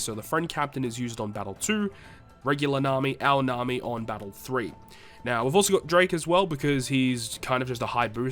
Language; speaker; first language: English; native; English